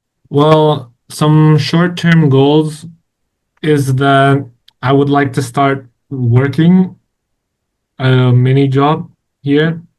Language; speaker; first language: English; non-native, fluent; Indonesian